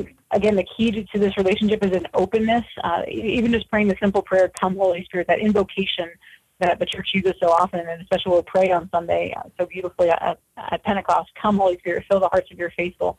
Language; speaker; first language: English; native; English